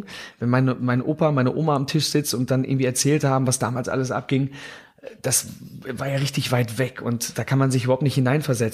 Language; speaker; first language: German; native; German